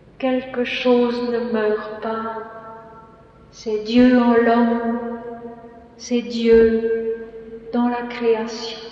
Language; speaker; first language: French; native; French